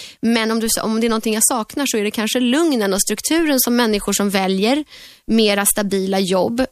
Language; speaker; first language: Swedish; native; Swedish